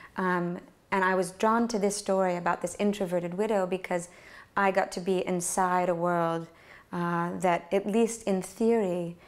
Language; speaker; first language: English; native; English